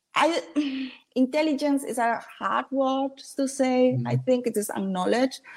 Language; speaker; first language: English; non-native, learner; Spanish